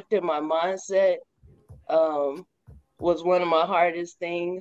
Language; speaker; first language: English; native; English